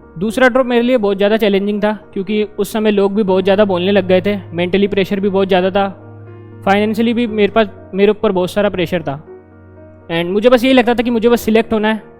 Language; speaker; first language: Hindi; native; Hindi